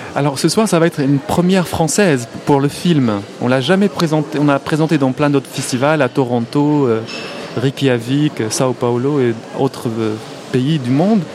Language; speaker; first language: French; non-native, local second language; Arabic